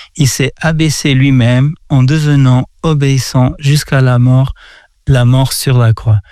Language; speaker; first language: French; non-native, fluent; Portuguese